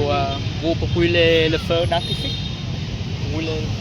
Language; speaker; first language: French; non-native, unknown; Vietnamese